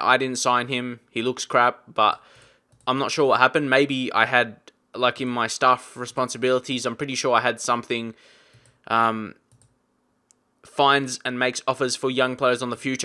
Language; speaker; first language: English; native; English